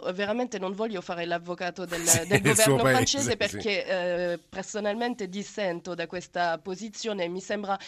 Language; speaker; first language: Italian; non-native, fluent; French